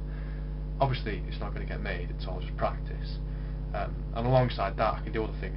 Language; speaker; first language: English; native; English